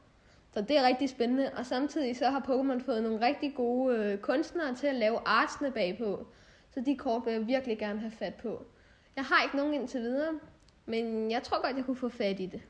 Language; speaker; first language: Danish; native; Danish